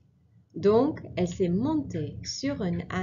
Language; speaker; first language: French; non-native, fluent; English